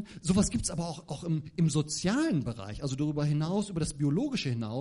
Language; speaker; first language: German; native; German